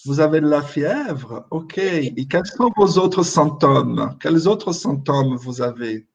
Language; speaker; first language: French; non-native, fluent; Portuguese